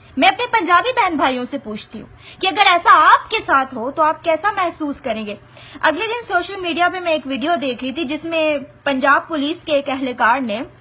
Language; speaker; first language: Urdu; non-native, local second language; Punjabi